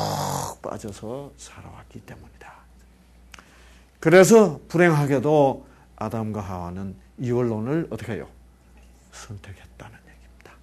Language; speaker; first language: Korean; native; Korean